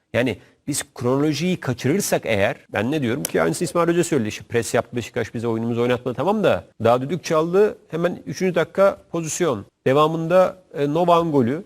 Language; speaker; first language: Turkish; native; Turkish